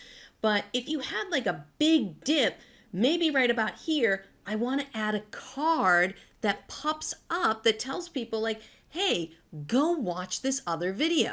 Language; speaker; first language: English; native; English